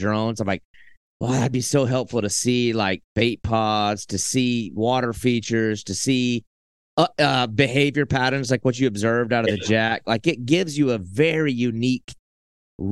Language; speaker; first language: English; native; English